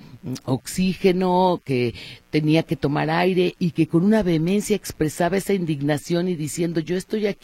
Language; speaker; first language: Spanish; native; Spanish